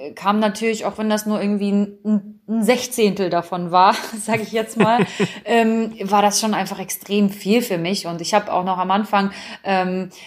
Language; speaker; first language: German; native; German